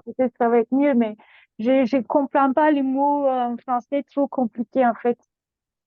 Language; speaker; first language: French; non-native, learner; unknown